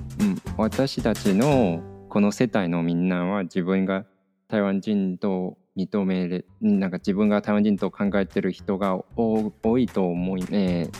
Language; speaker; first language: Japanese; non-native, fluent; Chinese